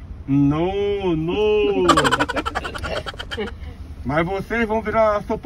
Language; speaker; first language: Portuguese; non-native, fluent; Filipino